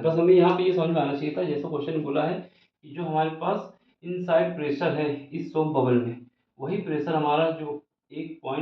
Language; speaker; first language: Hindi; native; Hindi